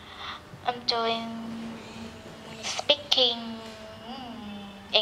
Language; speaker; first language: English; non-native, learner; Vietnamese